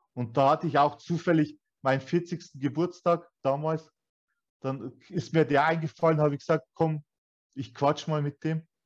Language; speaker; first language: German; early bilingual, other home language; Turkish